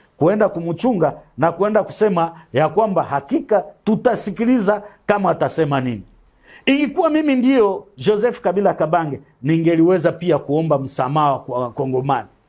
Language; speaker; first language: Swahili; native; Swahili